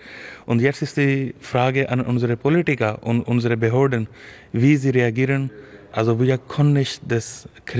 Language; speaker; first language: German; non-native, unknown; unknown